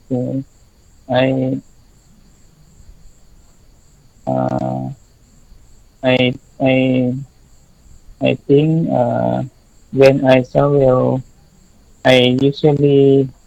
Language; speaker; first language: English; non-native, learner; Thai